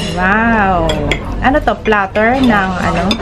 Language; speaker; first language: Filipino; native; Filipino